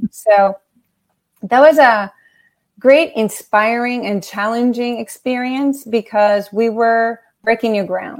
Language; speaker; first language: English; non-native, fluent; Spanish